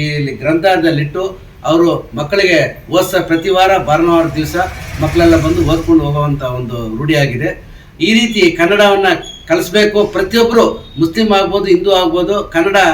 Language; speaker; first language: Kannada; non-native, local second language; Urdu